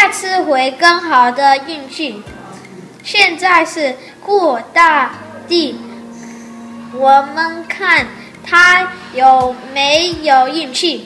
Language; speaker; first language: Chinese; non-native, learner; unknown